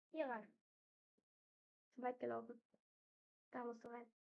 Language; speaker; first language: German; native; German